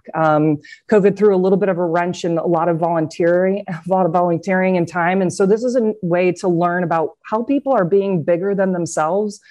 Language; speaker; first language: English; native; English